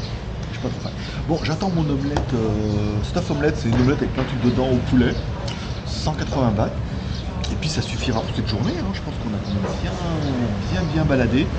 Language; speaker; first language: French; native; French